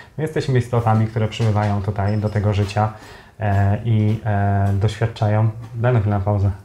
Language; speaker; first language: Polish; native; Polish